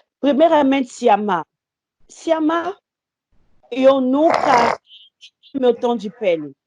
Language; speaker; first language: Portuguese; non-native, fluent; Lingala